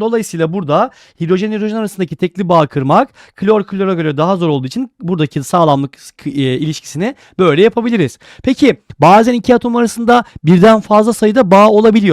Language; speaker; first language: Turkish; native; Turkish